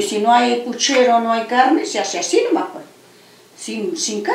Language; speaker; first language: Spanish; native; Spanish